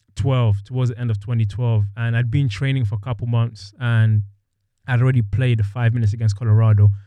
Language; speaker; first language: English; native; English